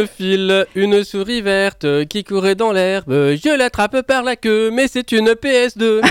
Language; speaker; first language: French; native; French